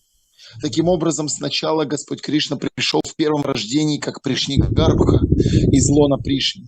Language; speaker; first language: Russian; native; Russian